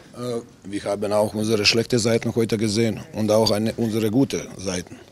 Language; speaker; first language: German; non-native, fluent; Serbian